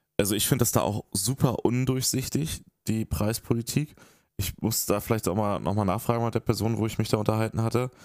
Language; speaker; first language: German; native; German